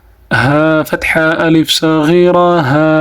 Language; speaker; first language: Arabic; non-native, fluent; Amharic